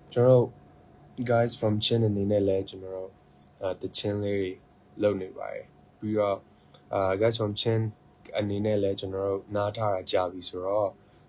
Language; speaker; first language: Burmese; non-native, local second language; Hakha Chin